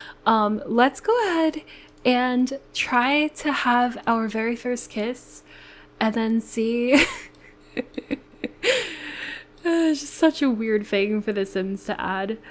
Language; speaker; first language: English; native; English